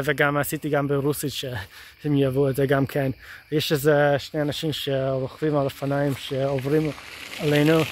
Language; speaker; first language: Hebrew; non-native, fluent; English